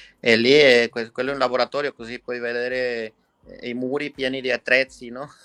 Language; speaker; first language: Italian; non-native, fluent; Spanish